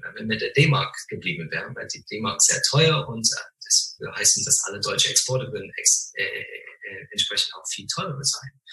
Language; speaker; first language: German; non-native, fluent; English